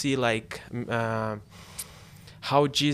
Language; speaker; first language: English; non-native, learner; Portuguese